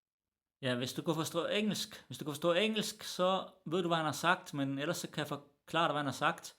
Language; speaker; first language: Danish; early bilingual, other home language; Arabic